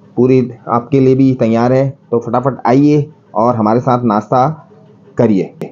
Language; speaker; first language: Hindi; non-native, local second language; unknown